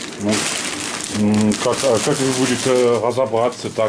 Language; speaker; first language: Russian; early bilingual, heritage; French